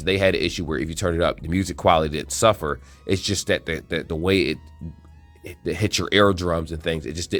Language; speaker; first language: English; native; English